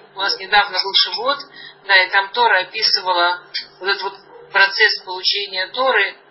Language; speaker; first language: Russian; early bilingual, heritage; Russian